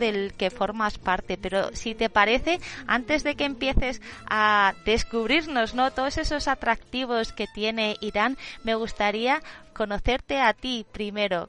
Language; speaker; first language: Spanish; native; Spanish